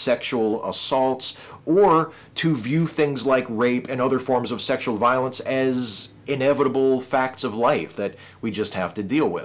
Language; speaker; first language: English; native; English